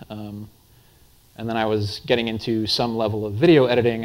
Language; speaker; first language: English; native; English